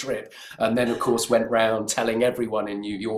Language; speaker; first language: English; native; English